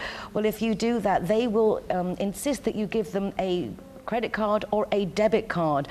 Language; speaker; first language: English; native; English